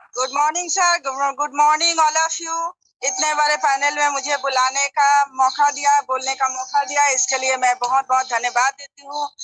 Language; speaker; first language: Hindi; non-native, local second language; Bangla